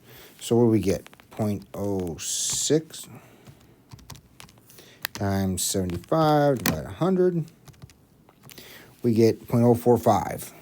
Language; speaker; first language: English; native; English